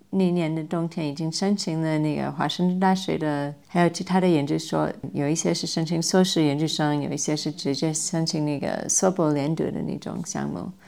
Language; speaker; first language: Chinese; non-native, fluent; English